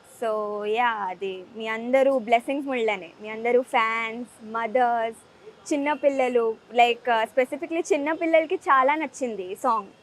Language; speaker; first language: Telugu; early bilingual, heritage; Telugu